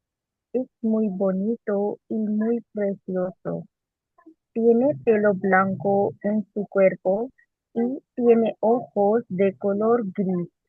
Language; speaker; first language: Spanish; non-native, learner; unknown